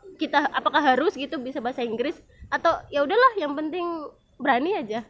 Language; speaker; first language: Indonesian; non-native, local second language; Javanese